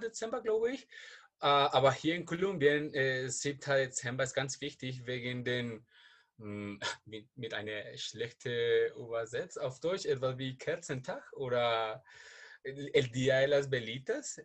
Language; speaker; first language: German; non-native, learner; Spanish